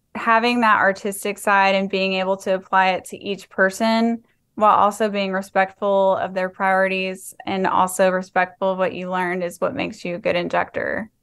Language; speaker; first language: English; native; English